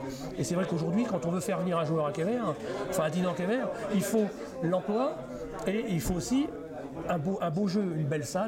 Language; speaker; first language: French; native; French